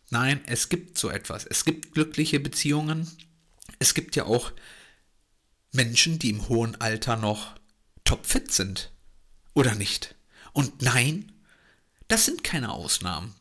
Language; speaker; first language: German; native; German